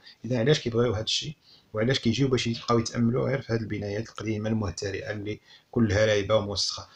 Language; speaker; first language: Arabic; native; Arabic